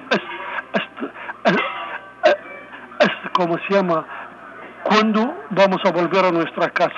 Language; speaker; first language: Spanish; non-native, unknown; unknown